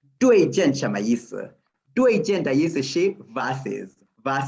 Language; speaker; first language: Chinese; non-native, fluent; Swahili